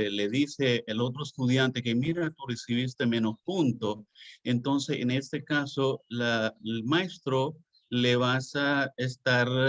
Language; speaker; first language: Spanish; non-native, learner; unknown